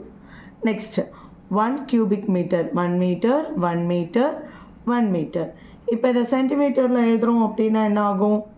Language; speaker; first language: Tamil; native; Tamil